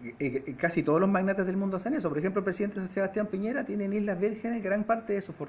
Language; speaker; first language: Spanish; native; Spanish